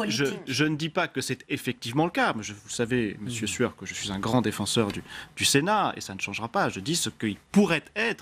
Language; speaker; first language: French; native; French